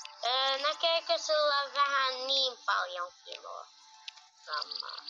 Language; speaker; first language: Finnish; early bilingual, other home language; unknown